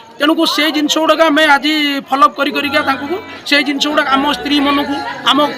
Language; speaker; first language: Odia; non-native, local second language; Telugu